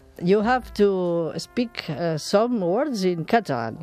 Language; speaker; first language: English; non-native, learner; Catalan